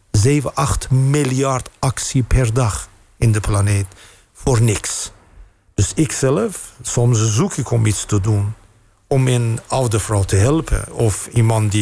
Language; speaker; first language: Dutch; non-native, fluent; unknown